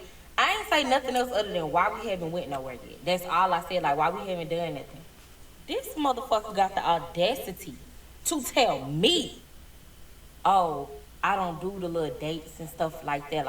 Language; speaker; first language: English; native; English